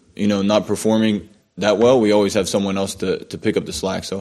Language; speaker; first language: English; native; English